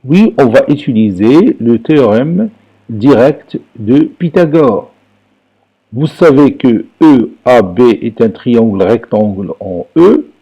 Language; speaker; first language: French; non-native, local second language; Arabic